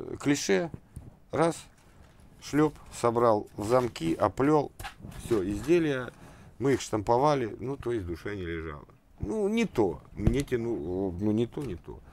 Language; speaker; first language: Russian; native; Russian